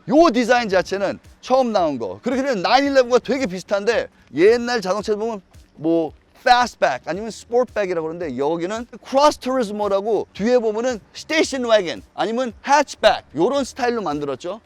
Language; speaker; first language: Korean; early bilingual, heritage; Korean